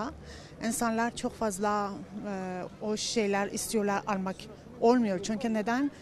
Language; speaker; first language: Turkish; early bilingual, heritage; Turkish